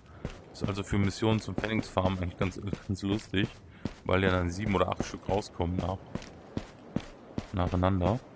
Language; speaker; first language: German; native; German